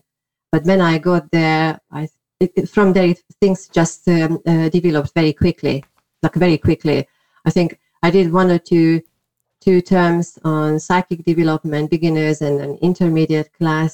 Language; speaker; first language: English; non-native, fluent; Hungarian